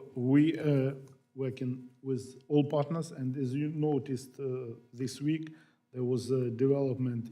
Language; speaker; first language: English; non-native, fluent; Ukrainian